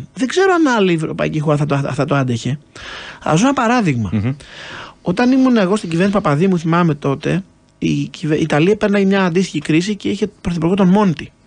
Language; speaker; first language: Greek; native; Greek